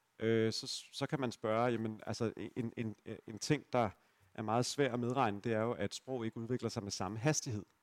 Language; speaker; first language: Danish; native; Danish